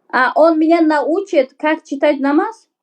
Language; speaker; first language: Russian; non-native, learner; Uzbek